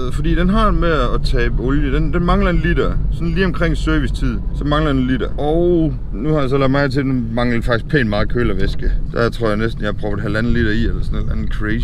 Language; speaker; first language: Danish; native; Danish